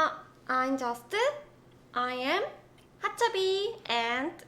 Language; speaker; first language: English; non-native, learner; Korean